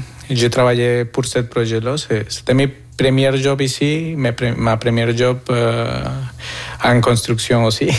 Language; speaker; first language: French; non-native, fluent; Spanish